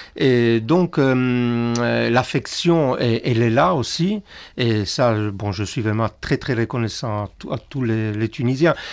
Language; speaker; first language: French; non-native, fluent; Italian